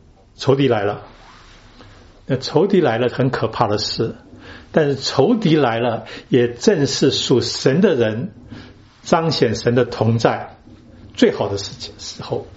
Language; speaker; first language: Chinese; native; Chinese